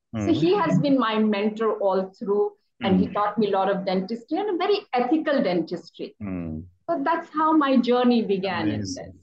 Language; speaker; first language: English; non-native, local second language; Hindi